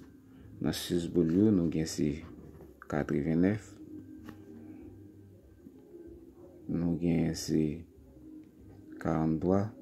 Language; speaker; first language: French; non-native, learner; Haitian Creole